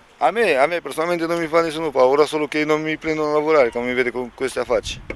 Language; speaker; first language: Italian; non-native, learner; Romanian